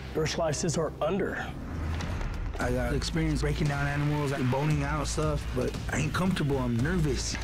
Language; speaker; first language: English; native; English